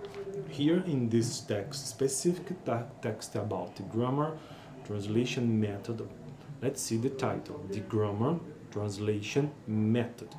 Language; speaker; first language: English; non-native, learner; Portuguese